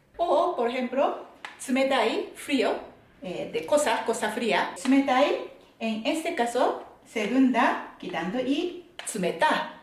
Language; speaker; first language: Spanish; non-native, fluent; Japanese